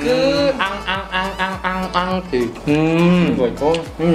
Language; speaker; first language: Vietnamese; non-native, learner; Korean